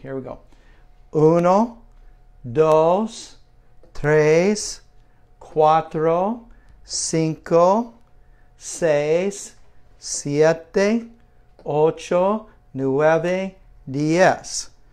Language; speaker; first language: Spanish; non-native, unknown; English